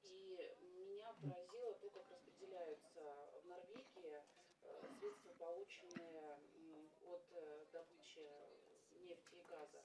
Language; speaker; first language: Russian; native; Russian